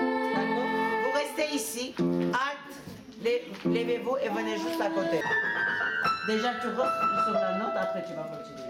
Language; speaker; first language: French; non-native, fluent; Armenian